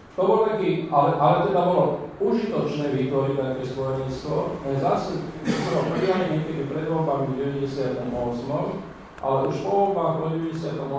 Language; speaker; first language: Slovak; non-native, local second language; Hungarian